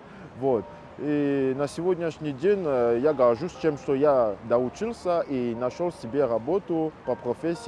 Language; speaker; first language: Russian; non-native, fluent; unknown